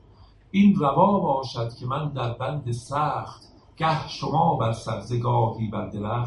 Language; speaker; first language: Persian; native; Persian